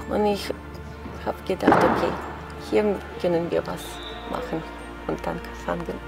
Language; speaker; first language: German; non-native, fluent; Russian